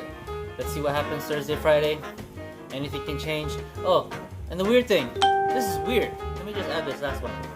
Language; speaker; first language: English; native; English